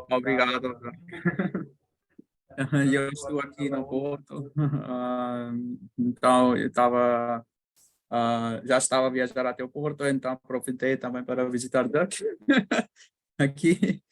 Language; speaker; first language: Portuguese; non-native, learner; Bangla